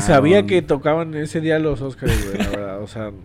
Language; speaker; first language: Spanish; native; Spanish